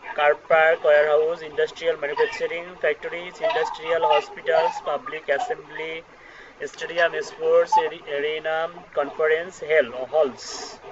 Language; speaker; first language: English; non-native, local second language; Bangla